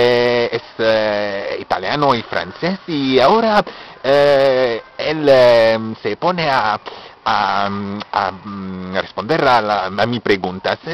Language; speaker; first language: Spanish; non-native, learner; French